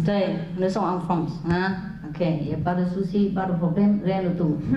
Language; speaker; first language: French; non-native, learner; Vietnamese